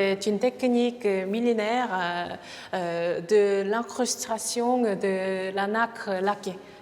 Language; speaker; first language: French; non-native, fluent; Korean